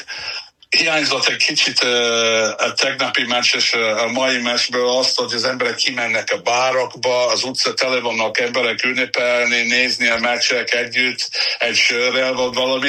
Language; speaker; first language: Hungarian; non-native, fluent; English